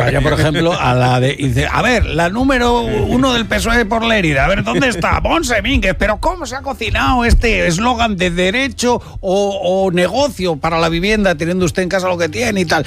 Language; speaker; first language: Spanish; native; Spanish